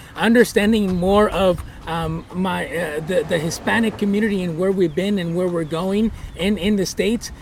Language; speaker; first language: English; early bilingual, other home language; Spanish